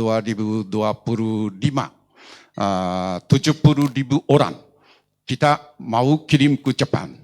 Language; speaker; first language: Indonesian; non-native, learner; Japanese